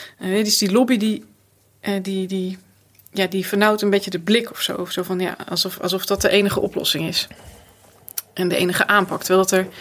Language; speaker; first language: Dutch; native; Dutch